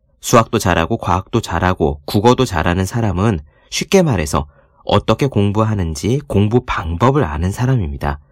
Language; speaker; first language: Korean; native; Korean